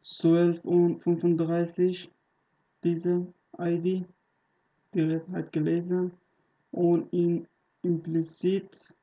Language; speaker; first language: German; non-native, learner; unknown